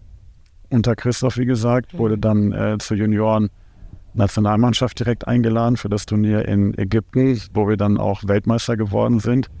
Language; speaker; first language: German; native; German